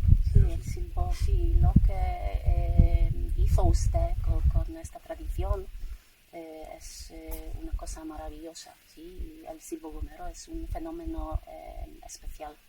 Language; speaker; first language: Spanish; non-native, fluent; Polish